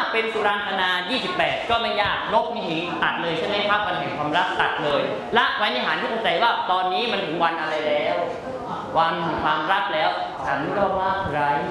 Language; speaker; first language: Thai; native; Thai